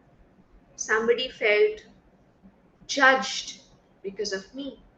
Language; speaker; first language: English; non-native, local second language; Hindi